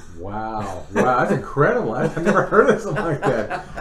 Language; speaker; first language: English; native; English